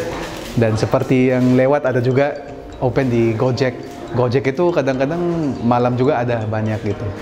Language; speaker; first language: Indonesian; non-native, fluent; Filipino